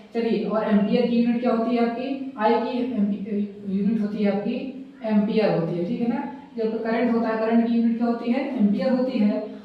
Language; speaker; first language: Hindi; native; Hindi